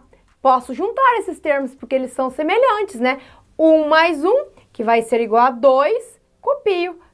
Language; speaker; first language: Portuguese; native; Portuguese